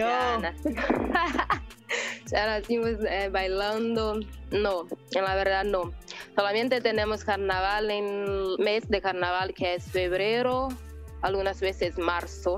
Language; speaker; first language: Spanish; non-native, learner; Portuguese